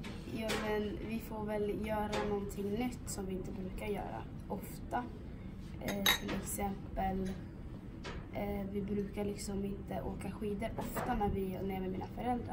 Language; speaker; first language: Swedish; early bilingual, other home language; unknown